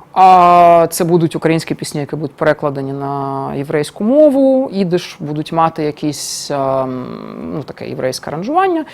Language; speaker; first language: Ukrainian; non-native, local second language; Russian